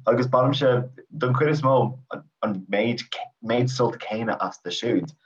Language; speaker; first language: Irish; native; Irish